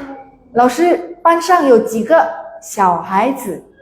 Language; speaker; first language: Chinese; non-native, fluent; Indonesian